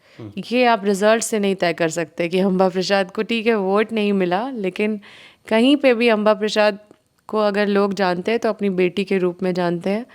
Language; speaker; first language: Hindi; native; Hindi